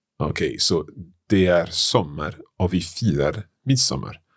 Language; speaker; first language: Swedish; non-native, learner; English